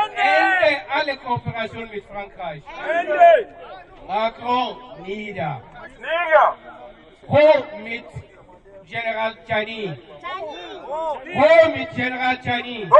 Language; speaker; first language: German; non-native, fluent; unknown